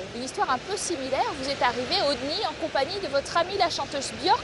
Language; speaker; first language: French; native; French